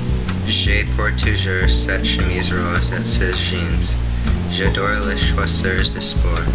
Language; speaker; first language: French; non-native, learner; English